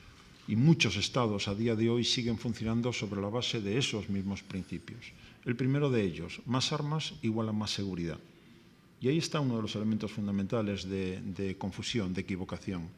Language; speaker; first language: Spanish; native; Spanish